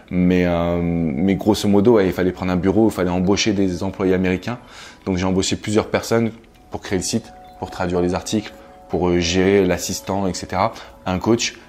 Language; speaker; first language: French; native; French